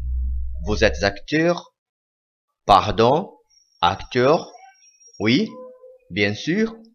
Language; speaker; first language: French; non-native, fluent; Portuguese